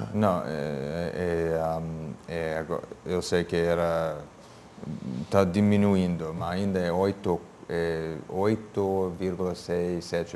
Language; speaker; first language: Portuguese; non-native, fluent; English